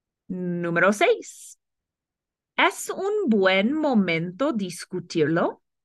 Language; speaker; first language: English; native; English